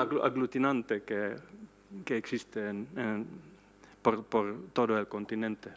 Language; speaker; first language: Spanish; non-native, fluent; Swedish